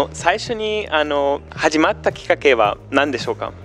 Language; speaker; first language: Japanese; non-native, fluent; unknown